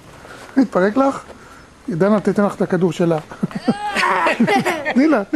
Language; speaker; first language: Hebrew; native; Hebrew